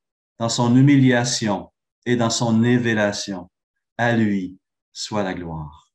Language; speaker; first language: French; native; French